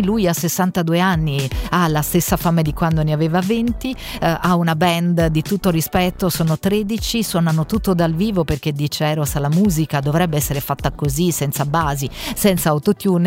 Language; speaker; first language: Italian; native; Italian